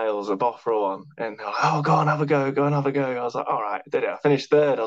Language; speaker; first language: English; native; English